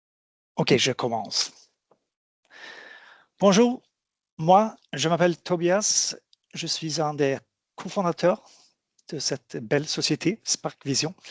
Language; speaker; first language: French; non-native, fluent; Swedish